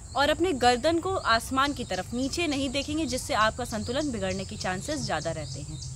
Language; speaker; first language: Hindi; native; Hindi